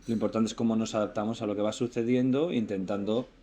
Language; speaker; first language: Spanish; native; Spanish